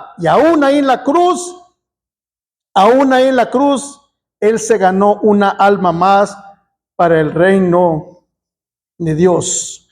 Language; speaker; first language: Spanish; native; Spanish